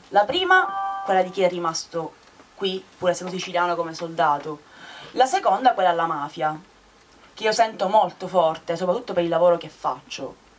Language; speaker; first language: Italian; native; Italian